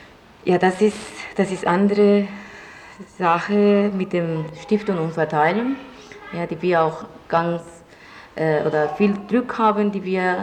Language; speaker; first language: German; non-native, fluent; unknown